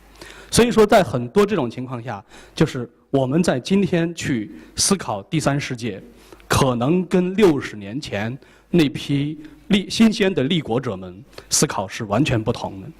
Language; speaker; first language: Chinese; native; Chinese